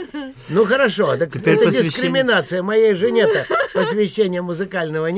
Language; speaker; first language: Russian; native; Russian